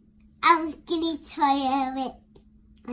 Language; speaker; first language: English; native; English